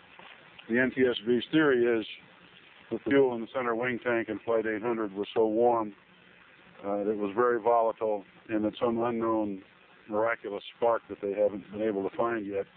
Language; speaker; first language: English; native; English